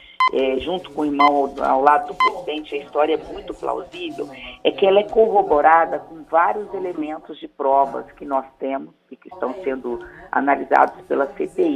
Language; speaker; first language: Portuguese; native; Portuguese